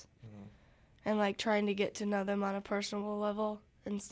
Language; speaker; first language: English; native; English